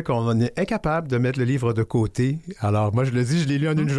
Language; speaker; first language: French; native; French